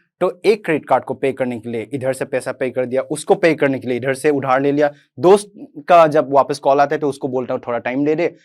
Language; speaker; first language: Hindi; non-native, local second language; Assamese